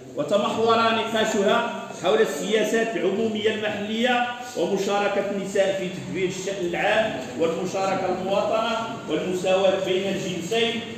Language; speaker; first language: Arabic; non-native, local second language; Riffian